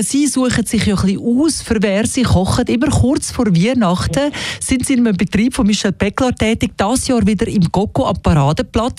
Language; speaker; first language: German; native; German